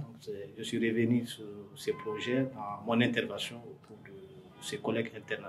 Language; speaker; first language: French; non-native, local second language; Fula